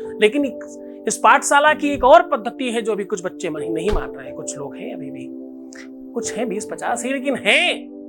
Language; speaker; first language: Hindi; native; Hindi